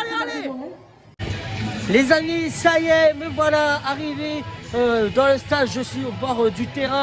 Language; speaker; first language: French; native; French